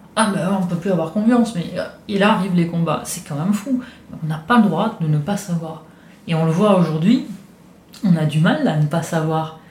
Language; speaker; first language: French; non-native, fluent; Italian